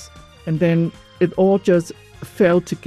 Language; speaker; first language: English; non-native, fluent; Cantonese